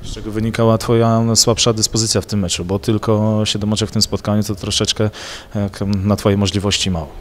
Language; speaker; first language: Polish; native; Polish